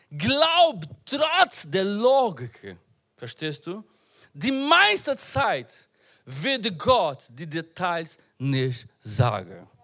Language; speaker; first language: German; non-native, learner; Portuguese